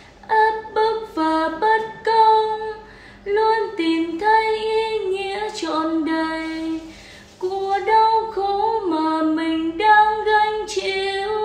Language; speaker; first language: Vietnamese; native; Vietnamese